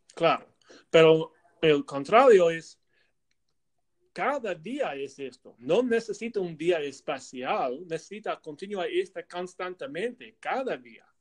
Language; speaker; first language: Spanish; non-native, learner; English